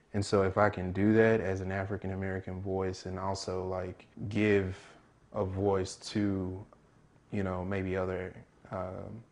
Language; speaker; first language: English; native; English